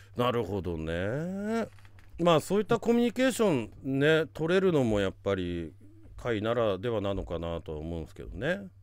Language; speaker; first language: Japanese; native; Japanese